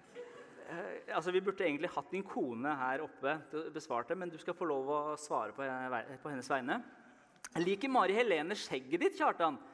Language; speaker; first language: Norwegian; early bilingual, other home language; Persian